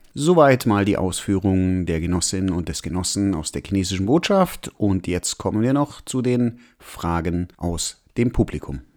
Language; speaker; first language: German; native; German